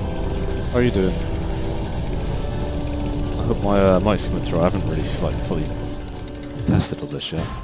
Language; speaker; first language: English; native; English